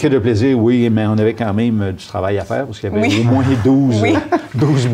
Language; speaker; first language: French; native; French